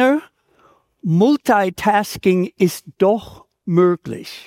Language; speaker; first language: German; native; German